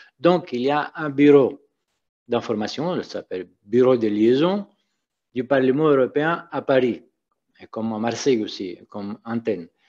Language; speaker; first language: French; native; French